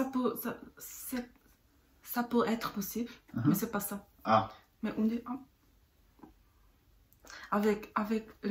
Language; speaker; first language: French; non-native, learner; Korean